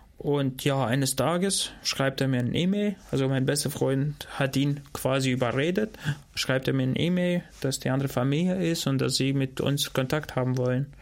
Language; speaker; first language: German; non-native, fluent; Albanian